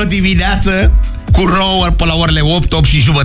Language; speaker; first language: Romanian; native; Romanian